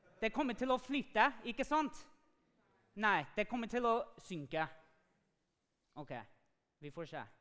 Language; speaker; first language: Norwegian; non-native, fluent; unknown